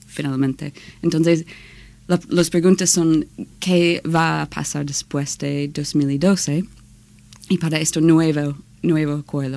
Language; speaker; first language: Spanish; non-native, learner; English